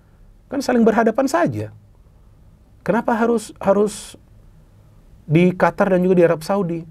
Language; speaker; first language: Indonesian; native; Indonesian